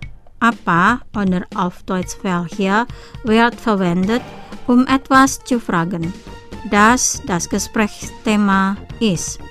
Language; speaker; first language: German; non-native, fluent; Indonesian